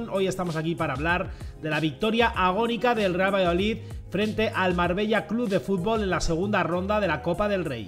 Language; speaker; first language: Spanish; native; Spanish